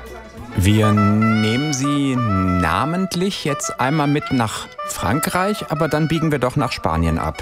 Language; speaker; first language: German; native; German